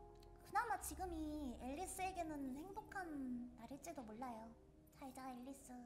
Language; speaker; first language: Korean; native; Korean